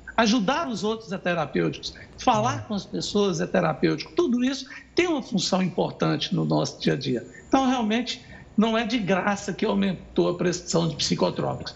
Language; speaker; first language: Portuguese; native; Portuguese